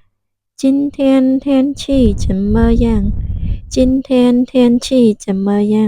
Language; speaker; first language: Chinese; non-native, fluent; Khmer